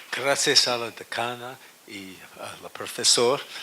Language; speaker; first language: Spanish; non-native, learner; English